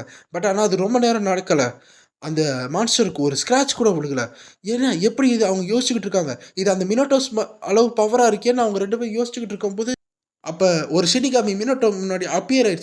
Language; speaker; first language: Tamil; native; Tamil